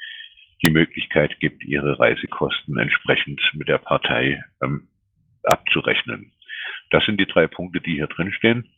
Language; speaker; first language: German; native; German